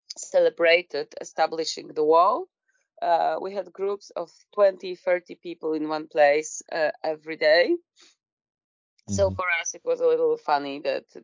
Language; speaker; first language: English; non-native, fluent; Polish